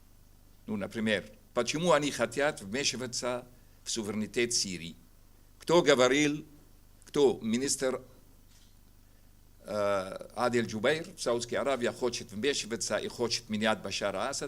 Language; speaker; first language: Russian; non-native, fluent; Arabic